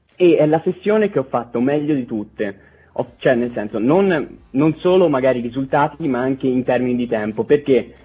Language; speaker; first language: Italian; native; Italian